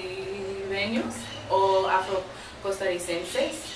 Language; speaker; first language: Spanish; early bilingual, heritage; English